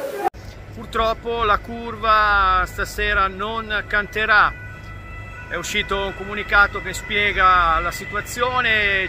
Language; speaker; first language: Italian; native; Italian